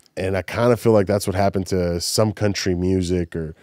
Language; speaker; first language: English; native; English